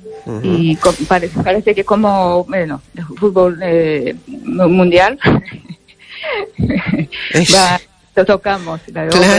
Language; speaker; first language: Spanish; non-native, fluent; Japanese